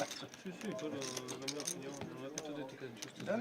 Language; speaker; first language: Italian; non-native, fluent; Albanian